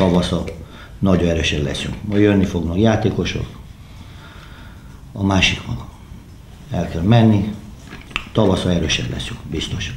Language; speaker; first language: Hungarian; non-native, learner; Romanian